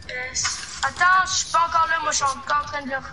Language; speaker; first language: French; native; French